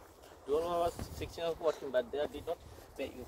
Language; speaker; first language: English; non-native, learner; Bangla